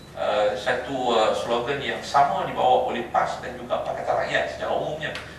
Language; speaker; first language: Malay; native; Malay